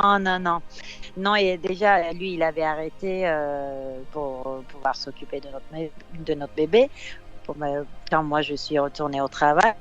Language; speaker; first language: French; non-native, fluent; Turkish